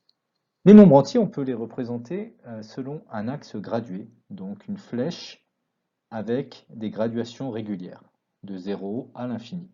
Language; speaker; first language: French; native; French